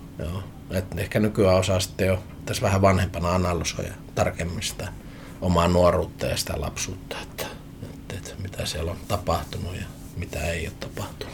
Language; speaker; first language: Finnish; native; Finnish